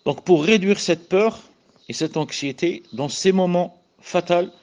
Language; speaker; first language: French; non-native, local second language; Arabic